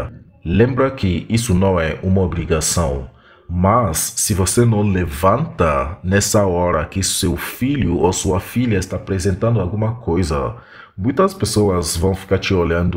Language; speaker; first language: Portuguese; non-native, fluent; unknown